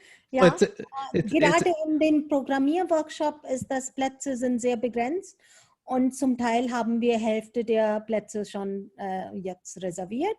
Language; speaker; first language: German; non-native, fluent; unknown